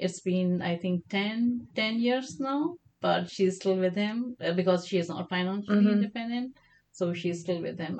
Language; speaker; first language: English; non-native, local second language; Kashmiri